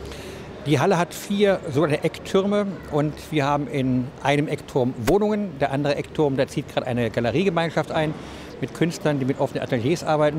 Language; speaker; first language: German; native; German